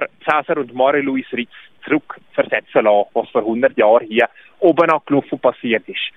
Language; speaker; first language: German; native; German